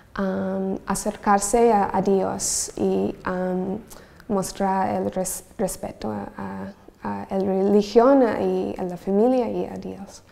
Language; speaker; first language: Spanish; non-native, learner; English